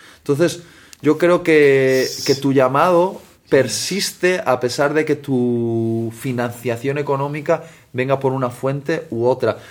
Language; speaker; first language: Spanish; native; Spanish